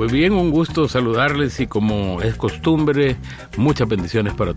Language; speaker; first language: Spanish; native; Spanish